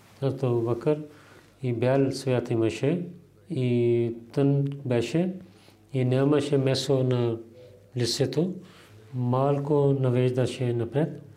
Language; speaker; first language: Bulgarian; non-native, fluent; Urdu